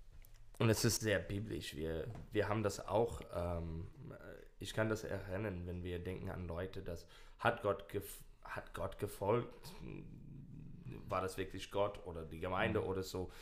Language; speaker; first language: German; non-native, learner; English